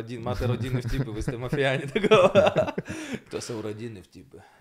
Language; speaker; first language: Czech; non-native, fluent; Russian